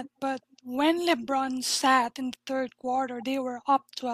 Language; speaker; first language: English; non-native, local second language; Filipino